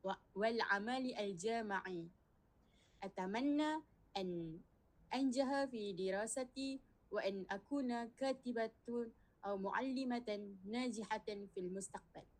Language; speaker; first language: Arabic; non-native, learner; Malay